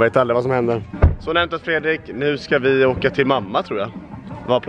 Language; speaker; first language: Swedish; native; Swedish